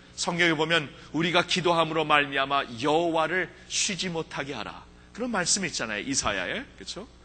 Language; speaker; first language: Korean; early bilingual, heritage; Korean